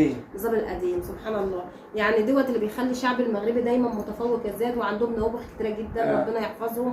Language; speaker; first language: Arabic; native; Arabic